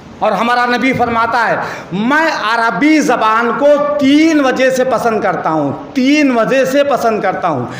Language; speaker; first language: Urdu; native; Urdu